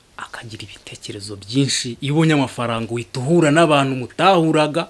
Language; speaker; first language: Kinyarwanda; early bilingual, heritage; Kinyarwanda